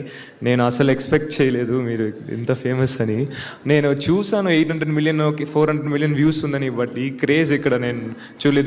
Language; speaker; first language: Telugu; non-native, local second language; Tamil